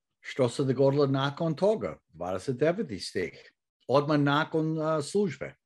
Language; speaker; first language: Croatian; early bilingual, heritage; Croatian